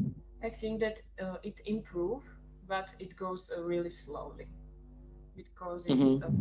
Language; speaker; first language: English; non-native, fluent; Slovak